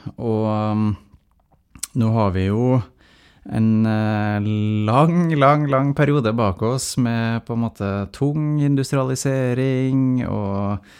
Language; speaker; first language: Norwegian; native; Norwegian